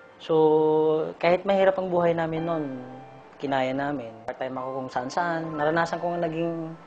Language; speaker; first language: Filipino; non-native, local second language; Iloko